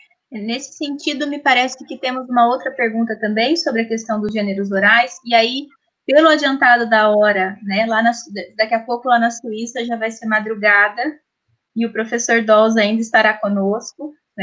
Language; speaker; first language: Portuguese; native; Portuguese